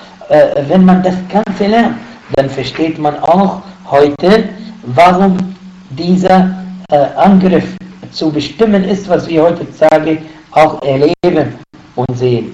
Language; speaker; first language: German; non-native, fluent; Arabic